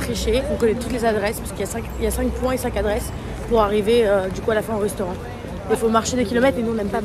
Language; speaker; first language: French; native; French